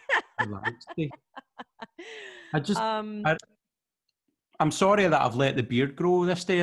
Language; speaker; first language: English; native; English